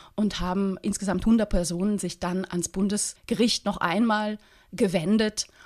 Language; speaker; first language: German; native; German